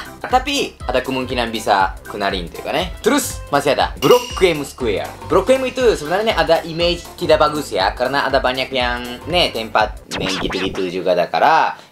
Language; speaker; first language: Indonesian; non-native, learner; Japanese